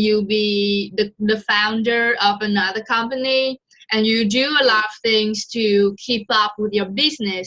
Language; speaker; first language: English; non-native, fluent; Vietnamese